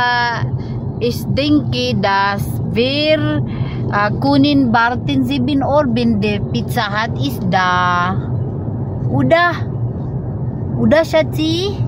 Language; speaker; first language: German; non-native, learner; Filipino